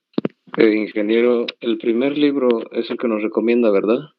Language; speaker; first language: Spanish; native; Spanish